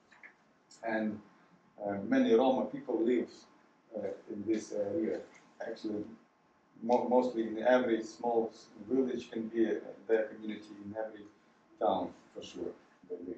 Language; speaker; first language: English; non-native, fluent; Ukrainian